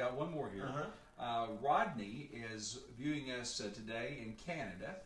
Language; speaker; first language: English; native; English